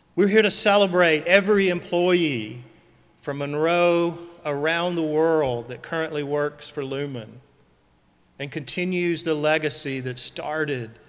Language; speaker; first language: English; native; English